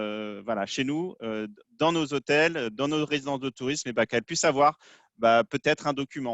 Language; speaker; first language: French; native; French